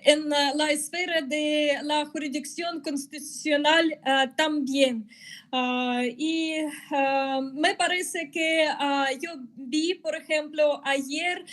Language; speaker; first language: Spanish; non-native, fluent; Russian